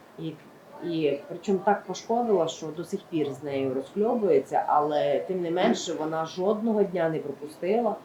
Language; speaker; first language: Ukrainian; native; Ukrainian